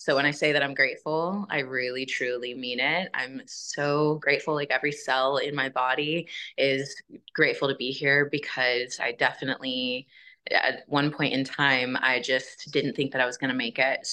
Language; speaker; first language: English; native; English